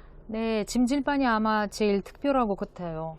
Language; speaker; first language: Korean; non-native, fluent; Russian